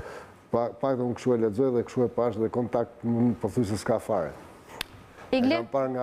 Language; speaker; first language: Albanian; native; Albanian